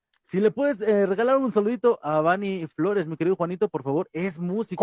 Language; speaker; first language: Spanish; native; Spanish